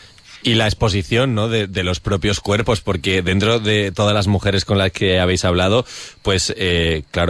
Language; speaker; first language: Spanish; native; Spanish